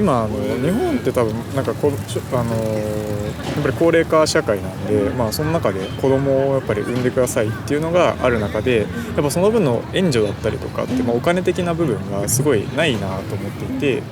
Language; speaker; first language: Japanese; native; Japanese